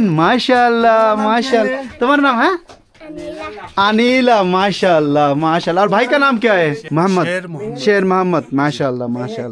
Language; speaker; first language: Hindi; non-native, learner; Bangla